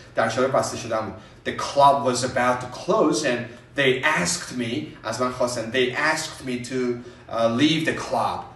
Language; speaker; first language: English; non-native, fluent; Persian